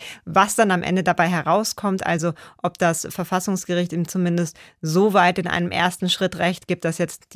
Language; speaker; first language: German; native; German